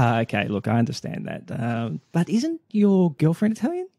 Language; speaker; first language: English; native; English